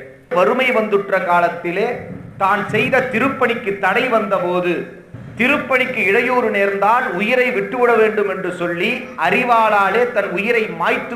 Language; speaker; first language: Tamil; native; Tamil